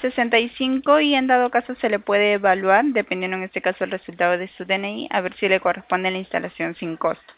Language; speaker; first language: Spanish; native; Spanish